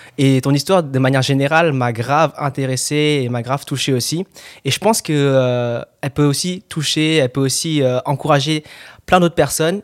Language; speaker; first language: French; native; French